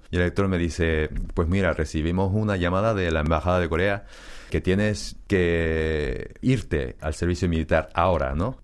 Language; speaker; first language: Spanish; early bilingual, other home language; Korean